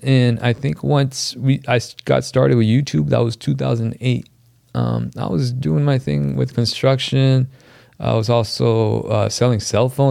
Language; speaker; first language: English; early bilingual, other home language; Spanish